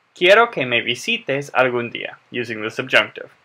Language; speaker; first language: English; native; English